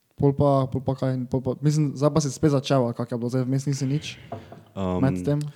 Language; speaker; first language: Slovenian; native; Slovenian